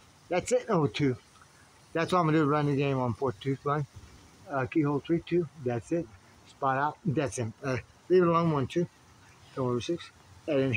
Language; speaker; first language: English; native; English